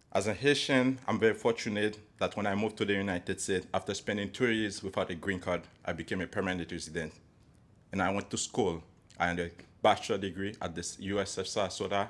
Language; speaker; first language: English; non-native, fluent; Haitian Creole